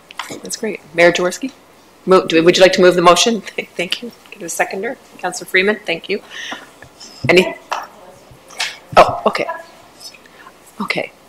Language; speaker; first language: English; native; English